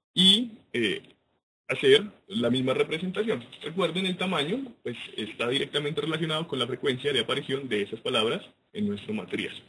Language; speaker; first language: Spanish; native; Spanish